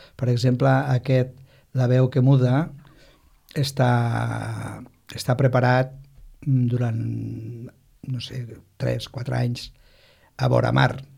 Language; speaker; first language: Catalan; non-native, local second language; Spanish